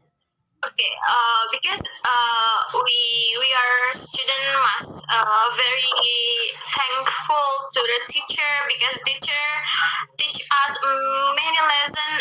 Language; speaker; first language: English; non-native, learner; Indonesian